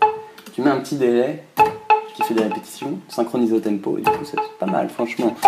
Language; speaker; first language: French; native; French